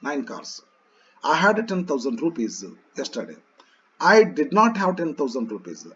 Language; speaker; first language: English; non-native, local second language; Kannada